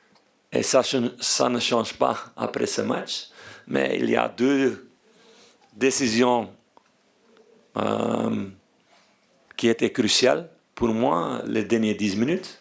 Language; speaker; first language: French; non-native, fluent; Dutch